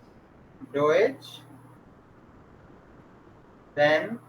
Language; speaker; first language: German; non-native, fluent; Urdu